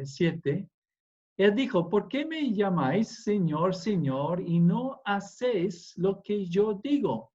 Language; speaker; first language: Spanish; non-native, fluent; English